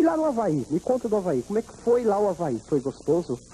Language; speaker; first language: Portuguese; native; Portuguese